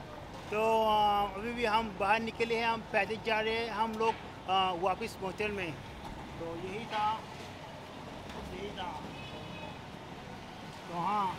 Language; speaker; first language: Hindi; non-native, learner; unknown